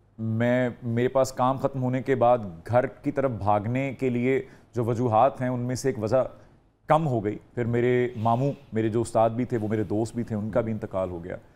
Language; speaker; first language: Urdu; non-native, local second language; Punjabi